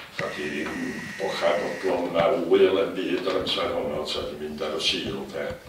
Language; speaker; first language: Welsh; native; Welsh